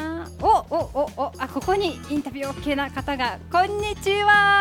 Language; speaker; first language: Japanese; native; Japanese